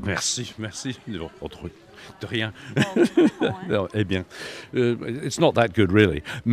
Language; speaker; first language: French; non-native, learner; English